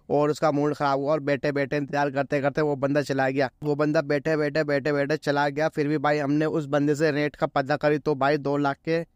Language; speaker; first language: Hindi; native; Hindi